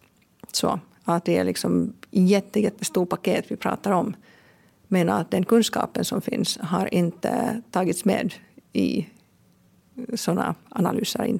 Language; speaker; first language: Swedish; non-native, local second language; Finnish